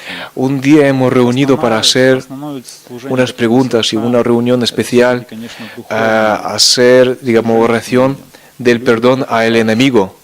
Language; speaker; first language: Spanish; non-native, fluent; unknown